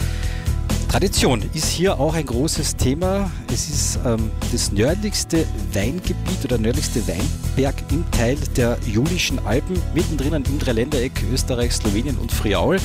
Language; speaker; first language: German; native; German